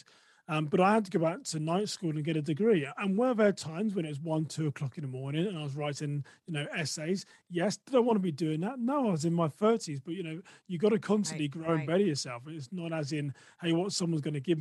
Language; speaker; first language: English; native; English